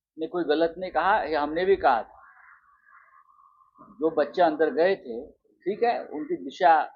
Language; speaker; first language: Hindi; non-native, local second language; Marathi